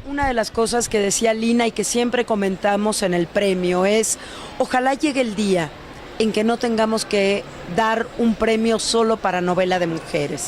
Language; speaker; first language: Spanish; native; Spanish